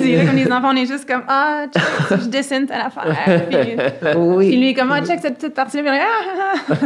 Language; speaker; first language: French; native; French